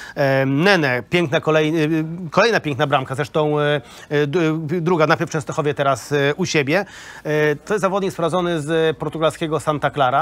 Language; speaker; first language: Polish; native; Polish